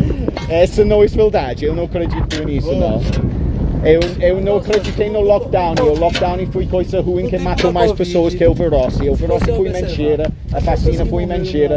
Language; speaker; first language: Portuguese; non-native, fluent; English